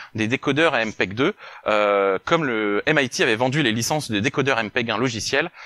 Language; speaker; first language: French; native; French